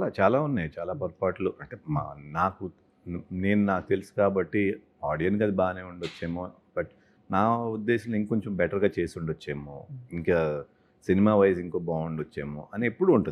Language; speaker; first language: Telugu; native; Telugu